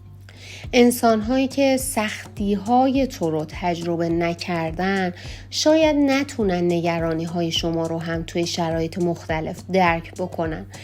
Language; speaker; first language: Persian; native; Persian